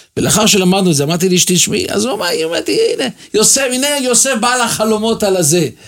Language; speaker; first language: Hebrew; native; Hebrew